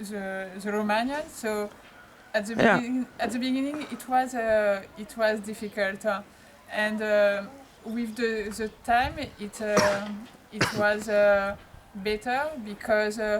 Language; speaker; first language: English; non-native, learner; French